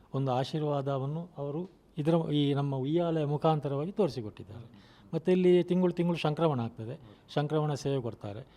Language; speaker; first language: Kannada; native; Kannada